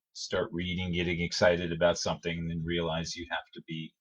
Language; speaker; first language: English; native; English